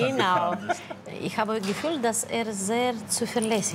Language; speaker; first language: German; non-native, learner; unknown